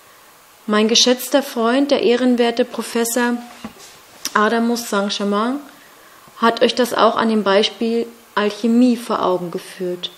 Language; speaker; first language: German; native; German